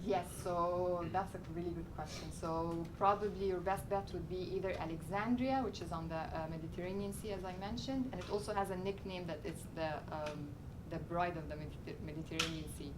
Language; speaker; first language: English; non-native, local second language; Arabic